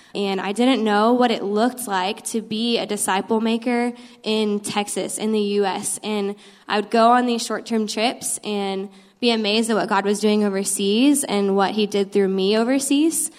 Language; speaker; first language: English; native; English